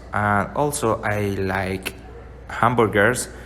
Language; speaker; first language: English; non-native, learner; Spanish